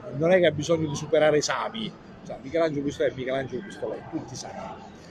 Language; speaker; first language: Italian; native; Italian